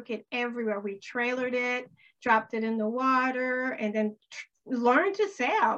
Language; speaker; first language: English; native; English